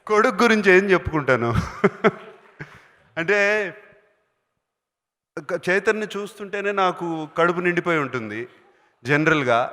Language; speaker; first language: Telugu; native; Telugu